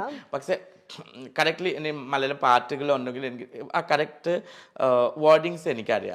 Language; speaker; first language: Malayalam; non-native, local second language; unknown